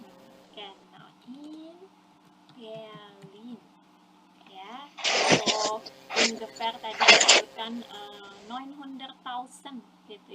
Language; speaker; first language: German; non-native, fluent; Indonesian